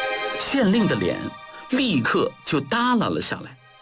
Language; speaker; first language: Chinese; native; Chinese